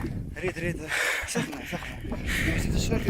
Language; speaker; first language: Arabic; native; Arabic